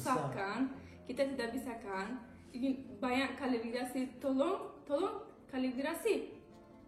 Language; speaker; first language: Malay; non-native, learner; Turkish